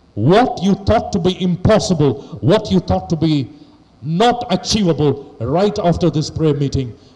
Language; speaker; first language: English; non-native, local second language; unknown